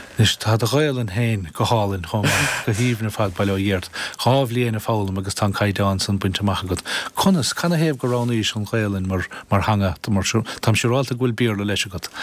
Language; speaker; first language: Irish; native; Irish